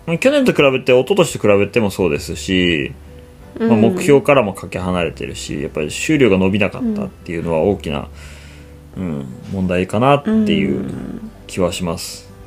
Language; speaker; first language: Japanese; native; Japanese